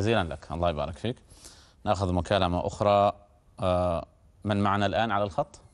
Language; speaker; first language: Arabic; native; Arabic